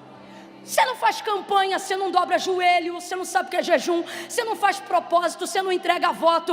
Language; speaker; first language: Portuguese; native; Portuguese